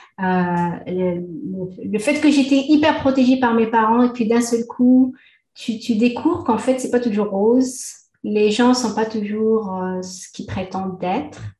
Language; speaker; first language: French; non-native, local second language; Arabic